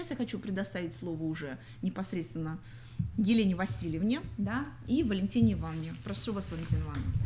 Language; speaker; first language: Russian; native; Russian